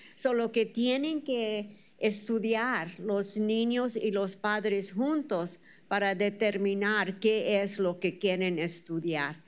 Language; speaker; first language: Spanish; early bilingual, heritage; Spanish